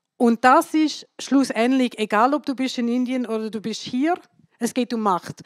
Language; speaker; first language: German; non-native, fluent; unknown